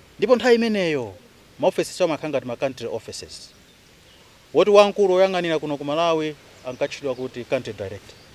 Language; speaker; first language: Nyanja; non-native, local second language; Tumbuka